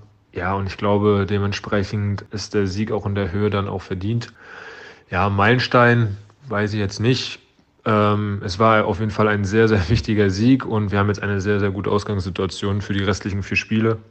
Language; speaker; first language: German; native; German